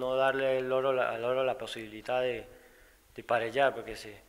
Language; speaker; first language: Italian; non-native, learner; Spanish